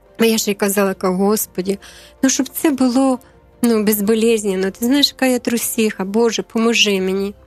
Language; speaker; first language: Ukrainian; native; Ukrainian